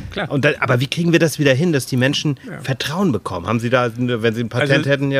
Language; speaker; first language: German; native; German